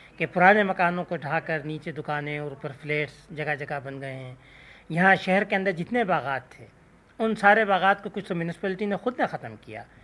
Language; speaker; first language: Urdu; non-native, local second language; Sindhi